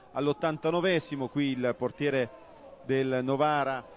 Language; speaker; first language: Italian; native; Italian